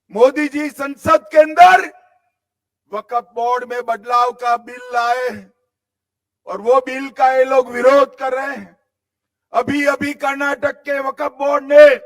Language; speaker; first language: Hindi; non-native, local second language; Gujarati